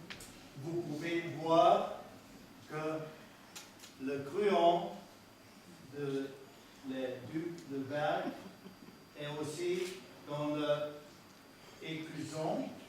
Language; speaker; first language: French; non-native, learner; German